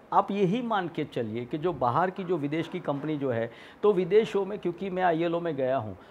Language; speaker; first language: Hindi; non-native, local second language; Gujarati